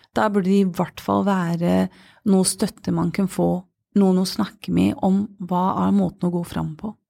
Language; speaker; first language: Norwegian; non-native, fluent; English